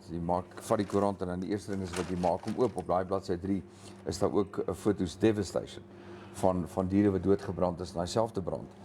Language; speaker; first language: Afrikaans; native; Afrikaans